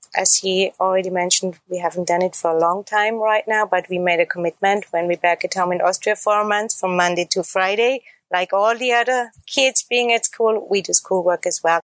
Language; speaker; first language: English; non-native, fluent; German